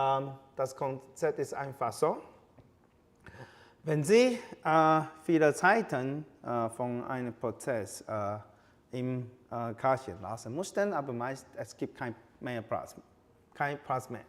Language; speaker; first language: German; non-native, fluent; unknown